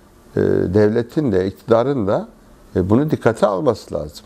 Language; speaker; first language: Turkish; native; Turkish